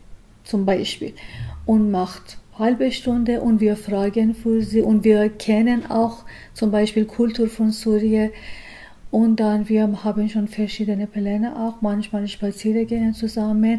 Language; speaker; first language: German; non-native, learner; Persian